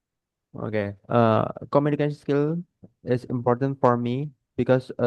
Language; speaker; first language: English; non-native, learner; Indonesian